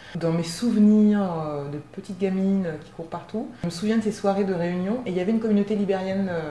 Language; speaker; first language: French; native; French